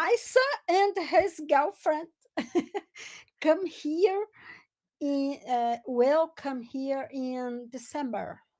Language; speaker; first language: English; non-native, learner; Portuguese